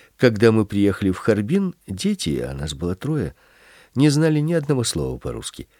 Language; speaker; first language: Russian; early bilingual, other home language; Swedish